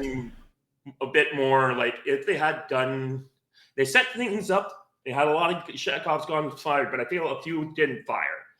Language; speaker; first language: English; native; English